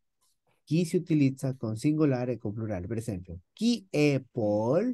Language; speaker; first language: Italian; non-native, fluent; Spanish